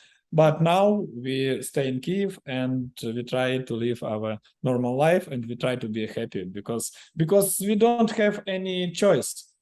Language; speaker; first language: English; non-native, learner; Ukrainian